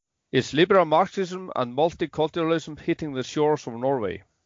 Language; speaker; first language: English; non-native, learner; Icelandic